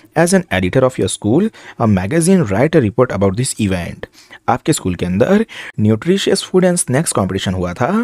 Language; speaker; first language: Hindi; non-native, local second language; Gujarati